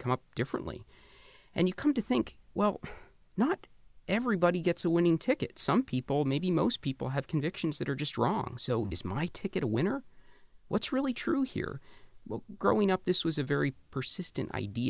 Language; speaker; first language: English; native; English